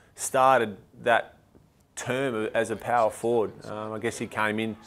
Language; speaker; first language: English; native; English